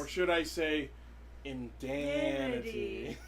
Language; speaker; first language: English; native; English